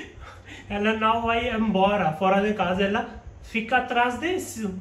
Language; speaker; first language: Portuguese; non-native, learner; Hindi